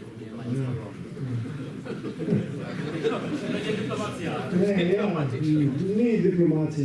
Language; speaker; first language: Polish; non-native, learner; Slovak